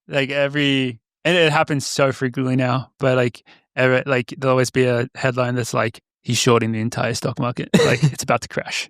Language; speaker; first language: English; native; English